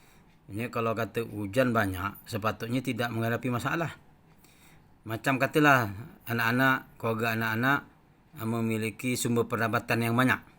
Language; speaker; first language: Malay; native; Malay